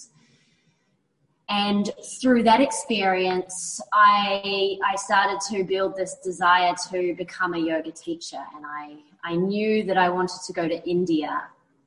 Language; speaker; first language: English; native; English